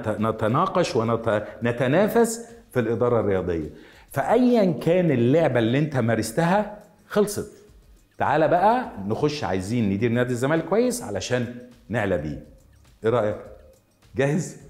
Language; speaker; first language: Arabic; native; Arabic